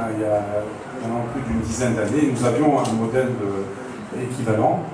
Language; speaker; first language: French; non-native, local second language; Arabic